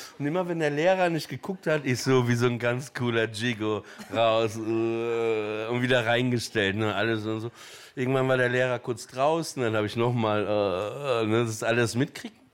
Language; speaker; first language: German; native; German